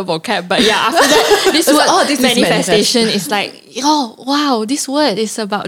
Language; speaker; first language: English; non-native, local second language; Cantonese